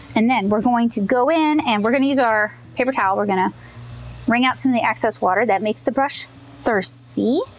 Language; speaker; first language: English; native; English